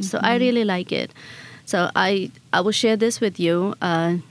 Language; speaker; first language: English; non-native, local second language; Khowar